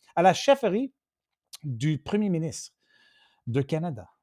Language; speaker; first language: French; non-native, fluent; English